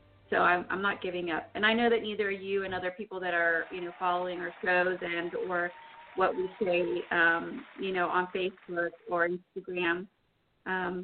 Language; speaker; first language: English; early bilingual, other home language; Spanish